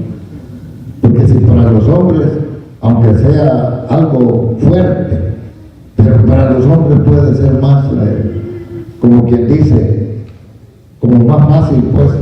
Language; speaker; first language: Spanish; native; Spanish